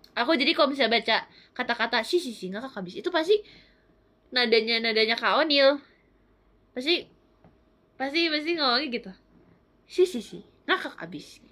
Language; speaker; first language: Indonesian; native; Indonesian